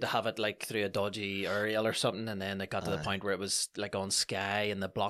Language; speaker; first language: English; native; English